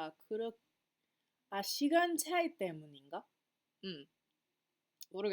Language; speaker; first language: Korean; non-native, learner; English